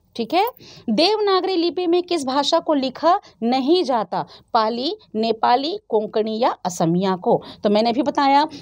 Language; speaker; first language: Hindi; native; Hindi